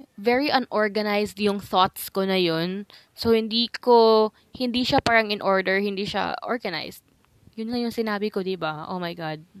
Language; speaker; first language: Filipino; non-native, fluent; Cebuano